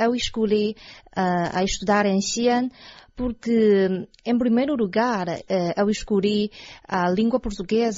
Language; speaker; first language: Portuguese; non-native, learner; Chinese